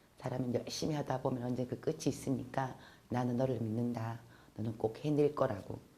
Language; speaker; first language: Korean; native; Korean